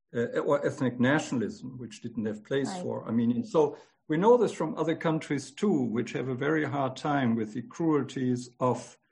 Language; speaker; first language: English; non-native, fluent; German